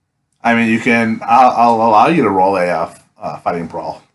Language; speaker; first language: English; native; English